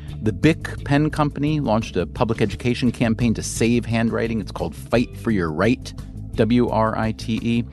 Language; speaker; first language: English; native; English